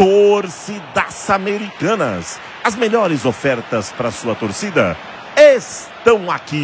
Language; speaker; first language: Portuguese; native; Portuguese